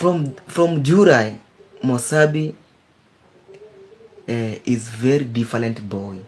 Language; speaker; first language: English; non-native, learner; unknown